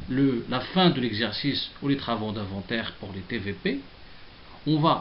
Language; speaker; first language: French; non-native, local second language; Arabic